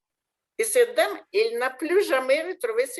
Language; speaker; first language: French; non-native, fluent; Russian